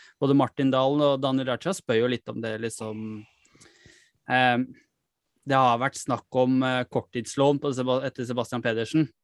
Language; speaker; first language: Norwegian; native; Norwegian